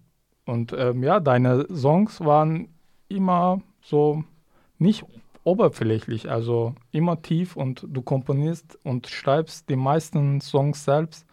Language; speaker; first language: German; non-native, fluent; Kurdish